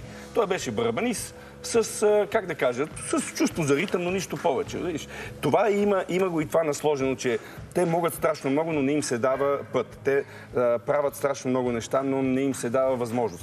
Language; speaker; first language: Bulgarian; native; Bulgarian